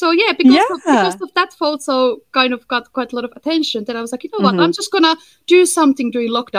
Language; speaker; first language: English; non-native, fluent; Finnish